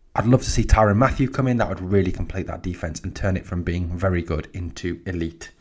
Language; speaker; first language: English; native; English